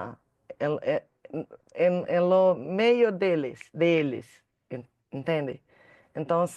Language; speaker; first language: Spanish; non-native, learner; Portuguese